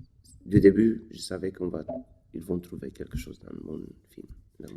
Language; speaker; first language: French; non-native, fluent; Romanian